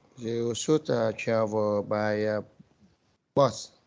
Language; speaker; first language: English; non-native, learner; Vietnamese